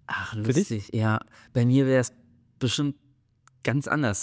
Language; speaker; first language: German; native; German